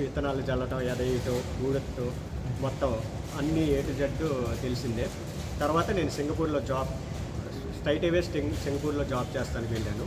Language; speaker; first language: Telugu; native; Telugu